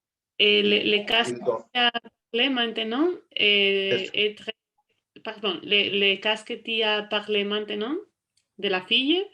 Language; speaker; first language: French; non-native, learner; Spanish